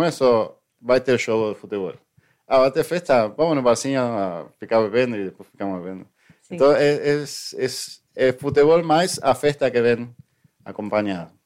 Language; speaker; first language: Portuguese; non-native, fluent; Spanish